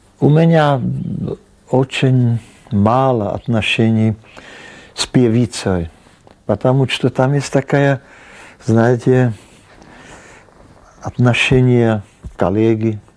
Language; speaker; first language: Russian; non-native, learner; Czech